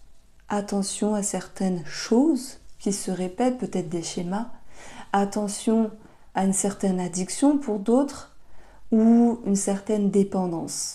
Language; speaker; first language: French; native; French